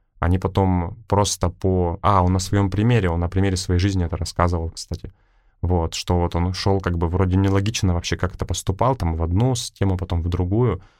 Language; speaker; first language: Russian; native; Russian